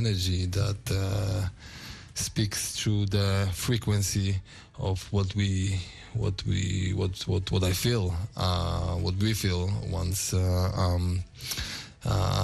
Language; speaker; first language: English; non-native, fluent; Polish